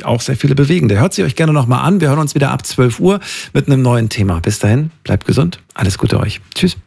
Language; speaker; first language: German; native; German